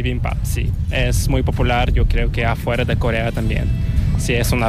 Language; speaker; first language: Spanish; non-native, fluent; Korean